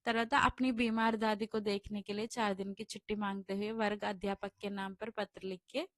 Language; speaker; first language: Hindi; non-native, local second language; Telugu